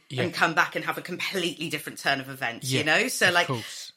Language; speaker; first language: English; native; English